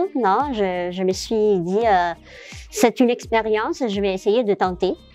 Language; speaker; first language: French; non-native, fluent; Spanish